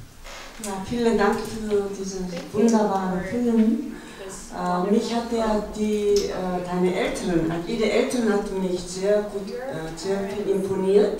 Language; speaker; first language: German; non-native, learner; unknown